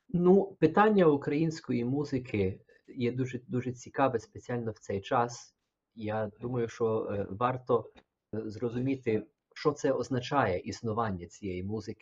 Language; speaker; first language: Ukrainian; early bilingual, heritage; Ukrainian